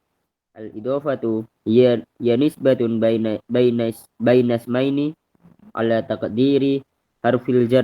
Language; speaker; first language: Arabic; non-native, learner; Indonesian